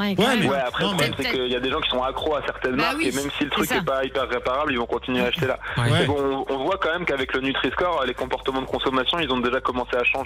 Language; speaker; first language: French; native; French